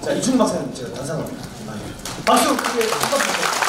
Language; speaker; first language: Korean; native; Korean